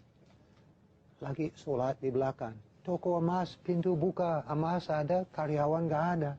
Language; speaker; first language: Indonesian; non-native, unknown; English